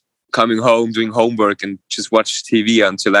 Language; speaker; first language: English; non-native, fluent; Swiss German